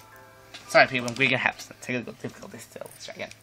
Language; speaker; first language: English; native; English